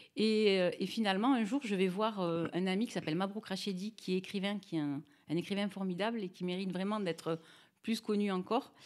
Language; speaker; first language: French; native; French